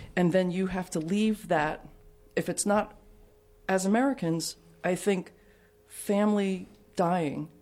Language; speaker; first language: English; native; English